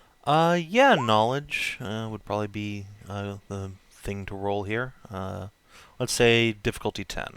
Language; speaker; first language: English; native; English